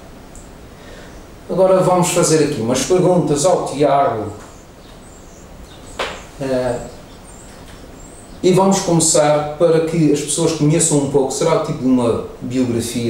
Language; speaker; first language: Portuguese; native; Portuguese